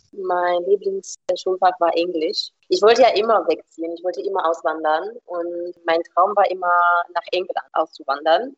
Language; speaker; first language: German; non-native, fluent; Romanian